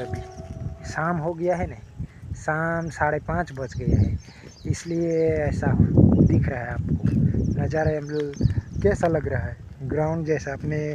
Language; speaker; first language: Hindi; non-native, local second language; Gujarati